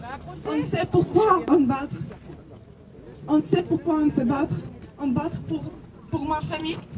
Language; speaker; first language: French; non-native, learner; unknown